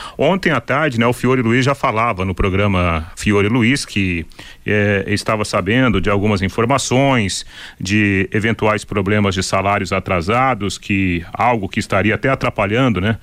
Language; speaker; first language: Portuguese; native; Portuguese